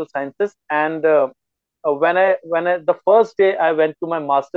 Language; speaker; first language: English; non-native, local second language; Punjabi